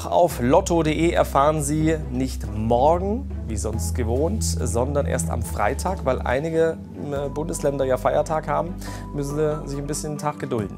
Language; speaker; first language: German; native; German